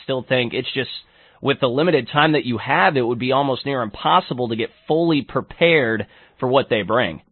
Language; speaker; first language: English; native; English